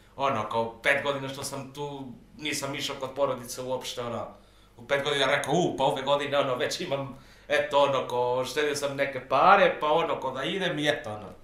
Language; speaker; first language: Serbian; non-native, fluent; Spanish